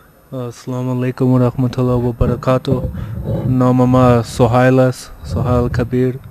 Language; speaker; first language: Persian; early bilingual, heritage; Persian